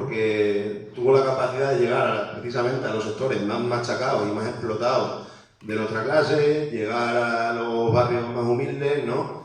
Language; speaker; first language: Spanish; native; Spanish